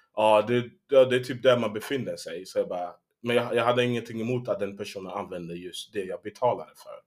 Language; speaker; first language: Swedish; early bilingual, heritage; Swedish